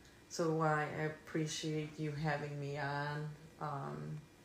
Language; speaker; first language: English; early bilingual, other home language; Spanish